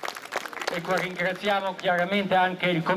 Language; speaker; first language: Italian; native; Italian